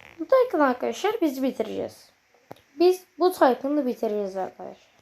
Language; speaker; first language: Turkish; native; Turkish